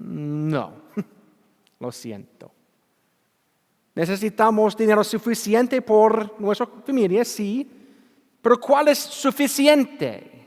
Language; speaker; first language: Spanish; non-native, learner; English